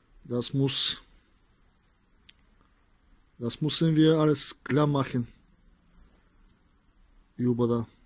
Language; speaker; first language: German; non-native, learner; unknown